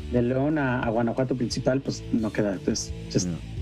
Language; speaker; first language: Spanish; early bilingual, heritage; Spanish